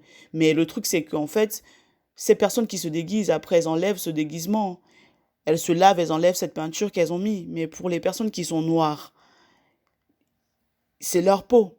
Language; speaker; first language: French; native; French